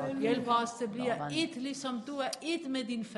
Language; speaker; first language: Danish; non-native, fluent; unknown